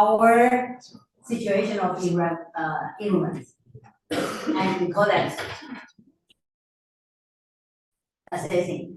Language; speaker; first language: English; non-native, fluent; Chinese